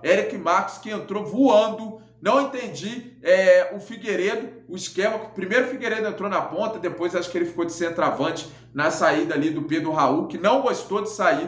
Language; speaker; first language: Portuguese; native; Portuguese